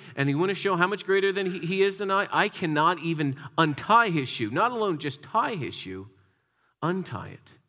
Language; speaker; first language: English; native; English